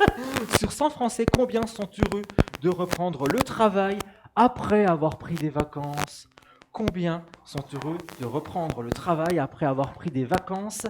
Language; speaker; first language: French; native; French